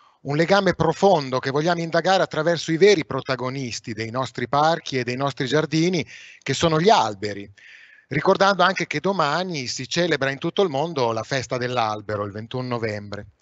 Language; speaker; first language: Italian; native; Italian